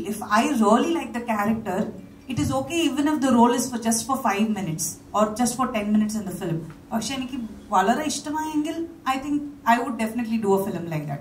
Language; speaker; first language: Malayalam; non-native, fluent; Kannada